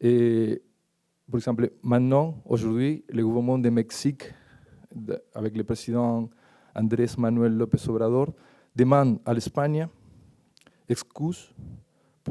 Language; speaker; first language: French; non-native, learner; Spanish